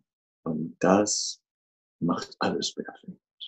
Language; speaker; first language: German; non-native, fluent; Dutch